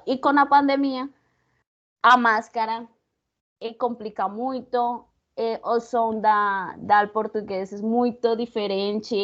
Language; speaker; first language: Portuguese; non-native, learner; Spanish